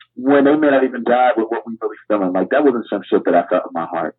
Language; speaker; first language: English; native; English